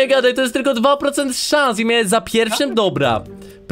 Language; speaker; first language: Polish; native; Polish